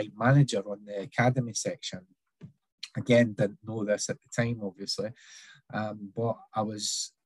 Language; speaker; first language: English; native; English